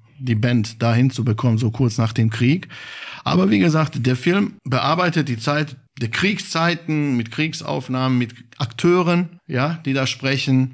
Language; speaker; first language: German; non-native, fluent; Bosnian